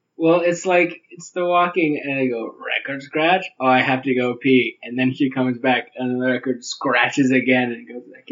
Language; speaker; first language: English; native; English